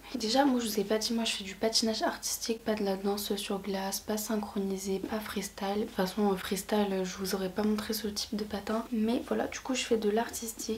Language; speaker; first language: French; native; French